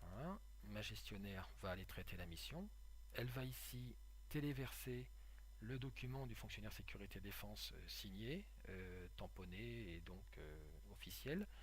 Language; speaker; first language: French; native; French